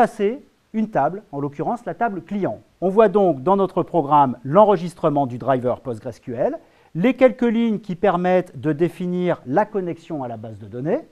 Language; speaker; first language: French; native; French